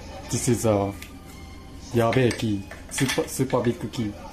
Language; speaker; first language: English; non-native, learner; Japanese